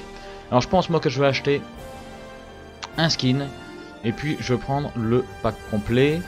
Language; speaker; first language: French; native; French